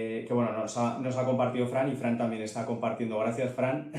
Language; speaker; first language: Spanish; native; Spanish